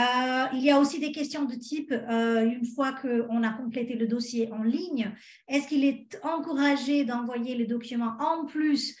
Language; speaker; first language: French; native; French